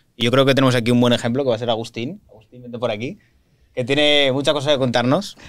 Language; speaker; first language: Spanish; native; Spanish